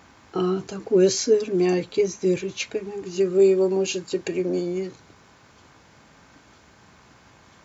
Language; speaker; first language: Russian; native; Russian